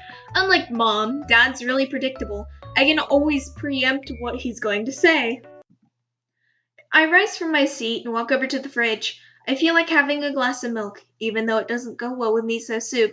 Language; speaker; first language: English; native; English